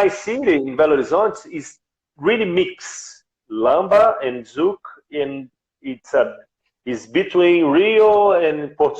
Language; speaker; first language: English; non-native, learner; Portuguese